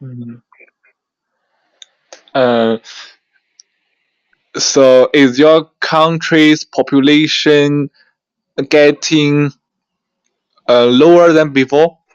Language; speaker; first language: English; non-native, learner; Chinese